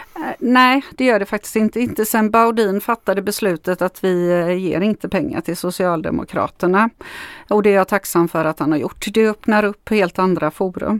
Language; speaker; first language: Swedish; non-native, fluent; Macedonian